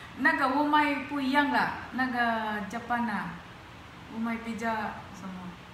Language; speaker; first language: Chinese; non-native, learner; Filipino